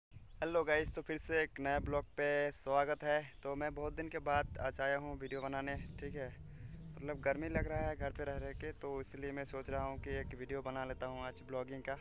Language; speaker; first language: Hindi; non-native, local second language; Bangla